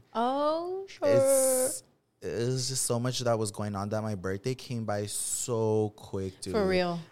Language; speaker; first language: English; native; English